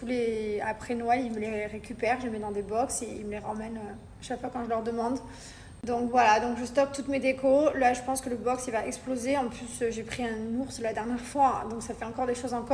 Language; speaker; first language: French; native; French